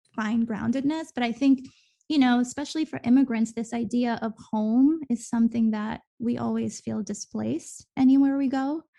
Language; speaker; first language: English; early bilingual, other home language; Spanish